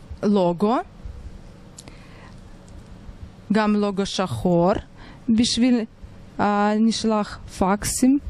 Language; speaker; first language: Hebrew; non-native, learner; Russian